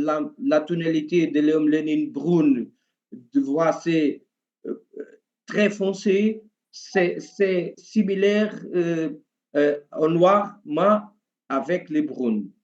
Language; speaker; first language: French; non-native, learner; Portuguese